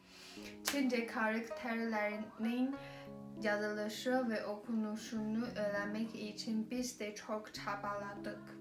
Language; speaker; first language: Turkish; non-native, learner; Chinese